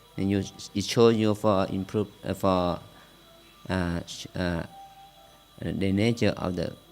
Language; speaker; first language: English; non-native, learner; Thai